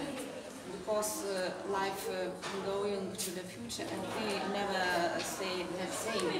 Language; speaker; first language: English; non-native, learner; Lithuanian